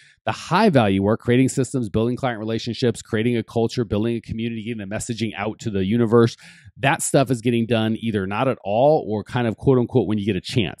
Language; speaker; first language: English; native; English